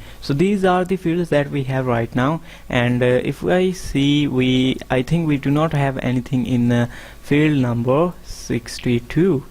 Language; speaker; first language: English; non-native, fluent; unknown